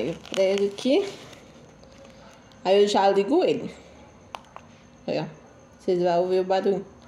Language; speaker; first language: Portuguese; native; Portuguese